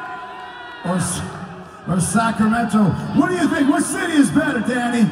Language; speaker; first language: English; native; English